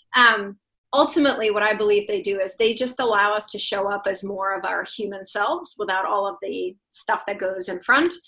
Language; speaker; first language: English; non-native, fluent; Russian